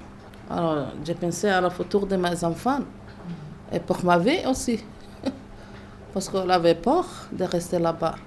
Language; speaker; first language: French; non-native, learner; Somali